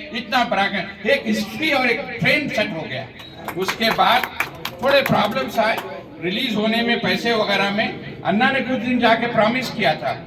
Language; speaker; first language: Urdu; native; Urdu